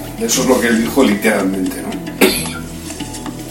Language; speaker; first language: Spanish; native; Spanish